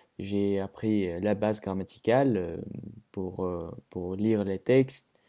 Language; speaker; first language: French; non-native, fluent; Russian